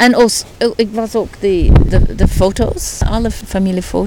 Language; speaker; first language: Dutch; early bilingual, heritage; Dutch